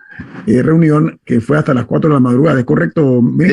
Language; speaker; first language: Spanish; native; Spanish